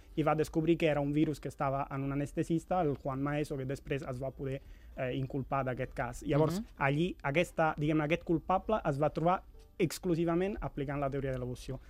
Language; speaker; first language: Catalan; non-native, fluent; Italian